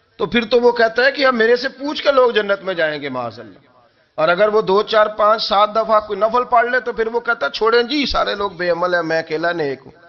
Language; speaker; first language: Urdu; non-native, local second language; Punjabi